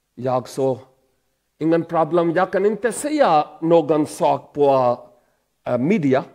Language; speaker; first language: Swedish; non-native, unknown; Pahari-Potwari